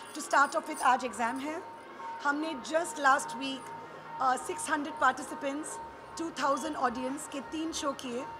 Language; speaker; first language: Hindi; native; Hindi